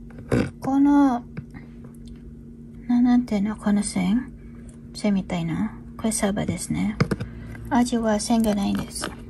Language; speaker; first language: Japanese; non-native, learner; Filipino